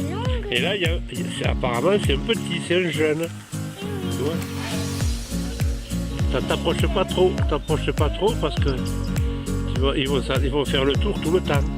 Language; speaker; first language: French; native; French